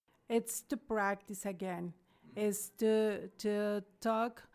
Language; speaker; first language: English; non-native, learner; Spanish